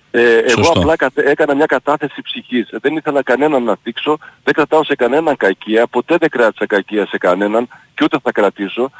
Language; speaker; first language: Greek; native; Greek